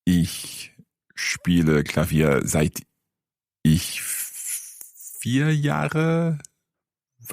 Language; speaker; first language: German; non-native, fluent; English